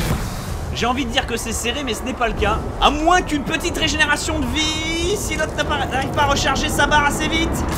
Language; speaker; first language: French; native; French